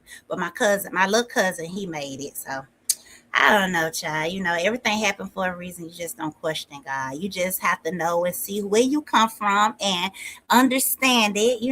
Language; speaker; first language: English; native; English